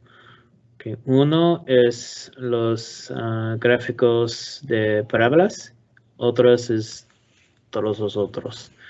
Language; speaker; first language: Spanish; non-native, learner; English